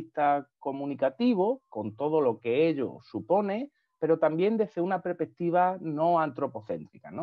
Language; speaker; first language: Spanish; native; Spanish